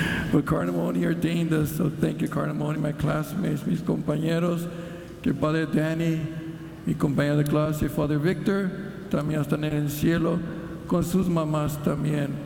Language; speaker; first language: Spanish; early bilingual, heritage; Spanish